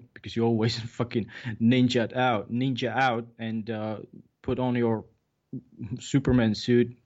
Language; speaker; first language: English; non-native, fluent; Czech